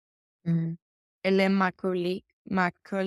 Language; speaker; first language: French; non-native, learner; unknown